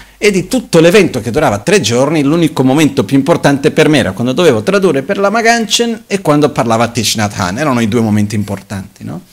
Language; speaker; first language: Italian; non-native, fluent; Portuguese